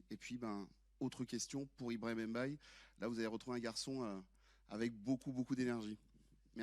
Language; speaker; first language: French; native; French